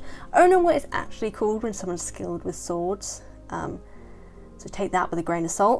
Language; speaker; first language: English; native; English